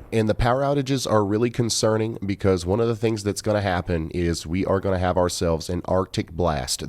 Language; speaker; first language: English; native; English